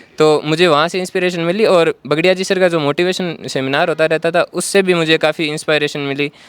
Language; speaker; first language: Hindi; native; Hindi